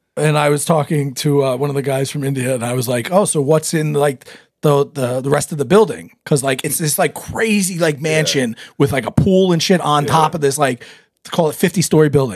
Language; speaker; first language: English; native; English